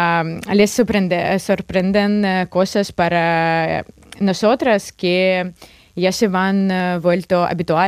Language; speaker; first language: Spanish; non-native, fluent; Russian